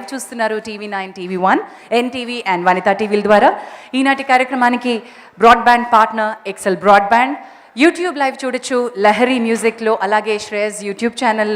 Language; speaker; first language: Telugu; native; Telugu